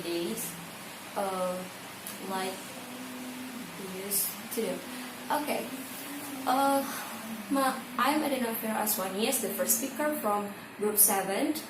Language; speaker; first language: English; non-native, learner; Indonesian